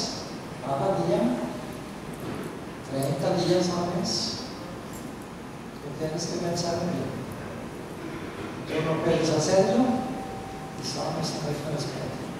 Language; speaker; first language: Spanish; non-native, fluent; Norwegian